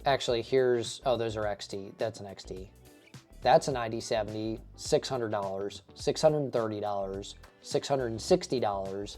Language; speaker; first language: English; native; English